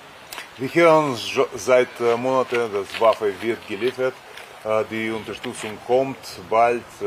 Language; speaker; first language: German; non-native, fluent; Russian